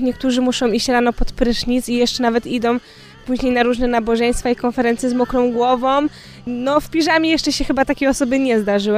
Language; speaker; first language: Polish; native; Polish